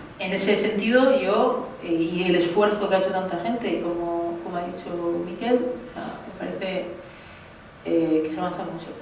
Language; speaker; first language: Spanish; non-native, local second language; Basque